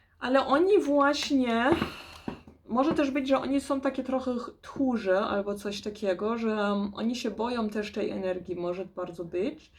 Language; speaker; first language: Polish; early bilingual, heritage; Polish